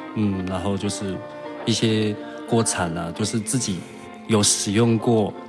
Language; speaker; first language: Chinese; native; Chinese